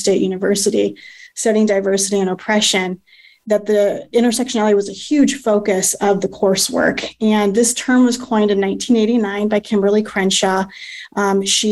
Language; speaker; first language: English; native; English